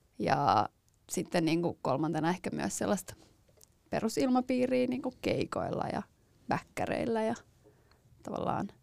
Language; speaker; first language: Finnish; native; Finnish